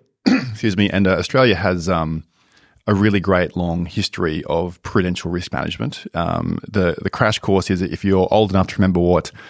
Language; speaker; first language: English; native; English